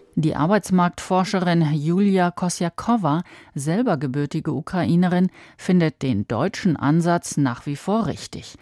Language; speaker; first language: German; native; German